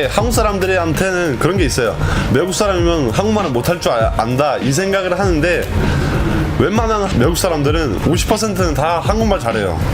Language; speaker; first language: Korean; non-native, fluent; Russian